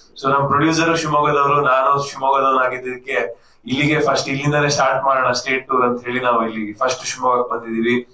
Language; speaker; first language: Kannada; native; Kannada